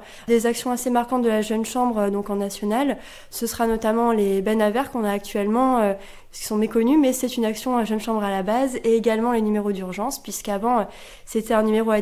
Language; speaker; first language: French; native; French